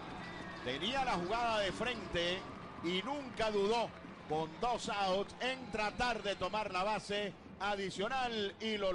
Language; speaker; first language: Spanish; native; Spanish